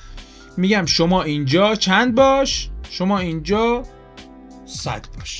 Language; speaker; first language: Persian; native; Persian